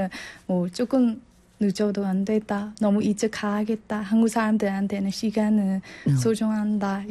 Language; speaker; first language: Korean; non-native, learner; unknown